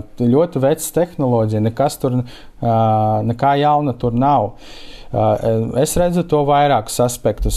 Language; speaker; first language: Latvian; non-native, local second language; Russian